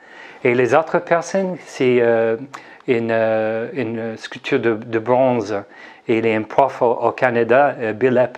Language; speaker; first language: French; non-native, learner; English